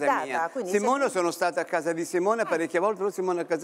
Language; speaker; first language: Italian; native; Italian